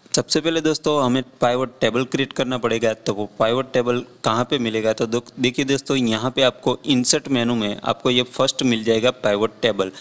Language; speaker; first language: Hindi; non-native, local second language; Gujarati